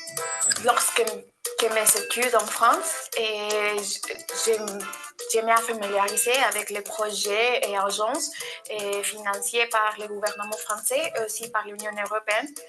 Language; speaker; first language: French; non-native, learner; Spanish